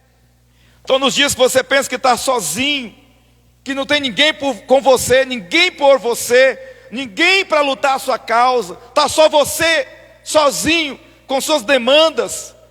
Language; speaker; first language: Portuguese; native; Portuguese